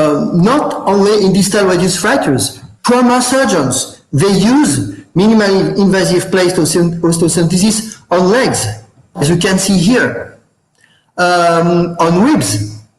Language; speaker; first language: English; non-native, fluent; French